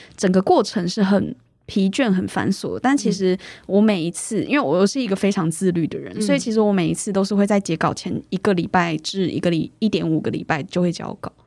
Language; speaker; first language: Chinese; native; Chinese